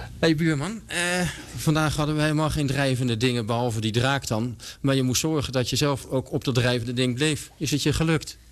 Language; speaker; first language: Dutch; native; Dutch